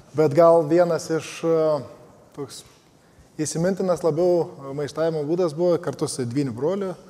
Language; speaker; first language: Lithuanian; native; Lithuanian